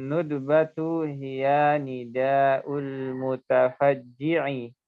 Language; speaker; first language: Arabic; non-native, learner; Indonesian